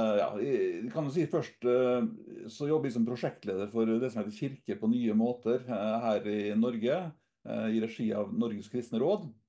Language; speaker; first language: Norwegian; native; Norwegian